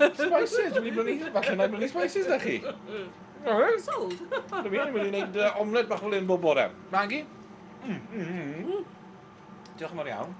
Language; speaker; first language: Welsh; native; Welsh